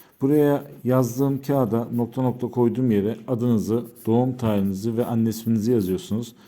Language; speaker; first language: Turkish; native; Turkish